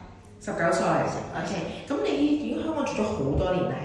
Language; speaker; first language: Cantonese; native; Cantonese